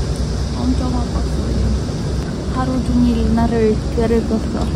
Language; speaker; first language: Korean; non-native, learner; Ukrainian